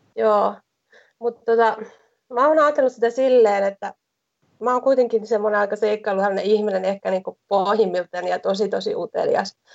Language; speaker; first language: Finnish; native; Finnish